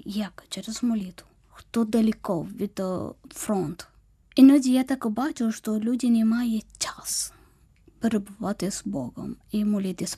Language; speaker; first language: Ukrainian; non-native, learner; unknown